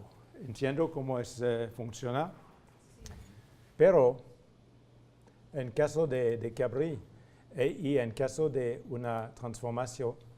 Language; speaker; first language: Spanish; non-native, fluent; French